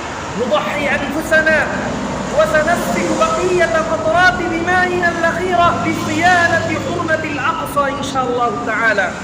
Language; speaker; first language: Arabic; non-native, fluent; Bangla